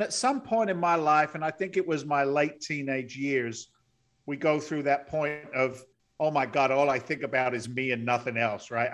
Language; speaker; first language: English; native; English